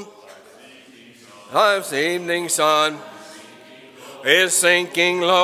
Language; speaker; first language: English; native; English